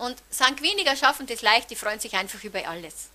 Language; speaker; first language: German; native; German